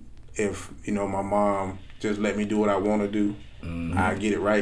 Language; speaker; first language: English; native; English